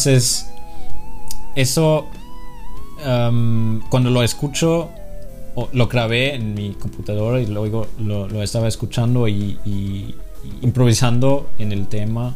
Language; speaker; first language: Spanish; non-native, fluent; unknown